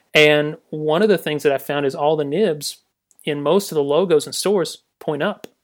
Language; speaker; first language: English; native; English